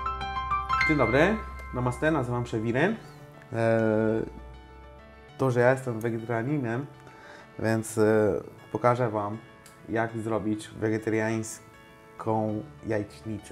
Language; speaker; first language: Polish; non-native, learner; Hindi